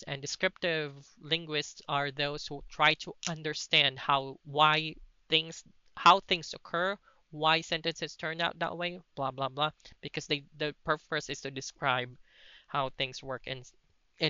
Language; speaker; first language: English; non-native, local second language; Cebuano